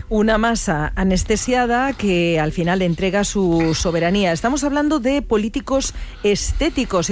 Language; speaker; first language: Spanish; native; Spanish